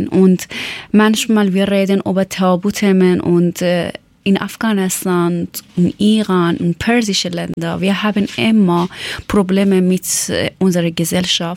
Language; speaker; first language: German; non-native, fluent; Persian